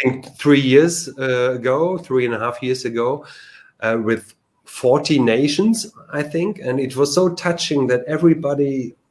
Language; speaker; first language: English; non-native, learner; German